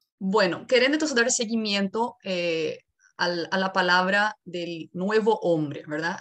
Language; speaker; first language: Spanish; non-native, fluent; Portuguese